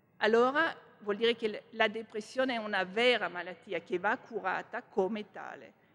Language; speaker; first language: Italian; non-native, fluent; French